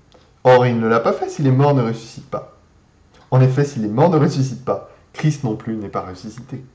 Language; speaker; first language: French; native; French